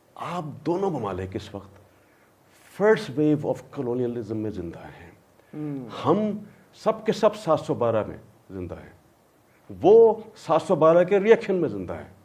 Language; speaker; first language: Urdu; non-native, local second language; Punjabi